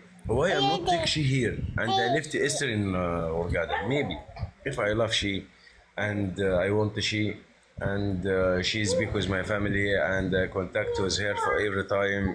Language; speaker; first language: English; non-native, learner; Arabic